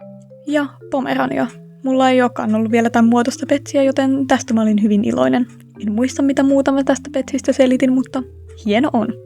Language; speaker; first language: Finnish; native; Finnish